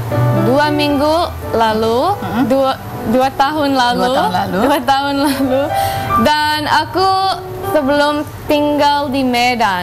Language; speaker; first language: Indonesian; non-native, learner; English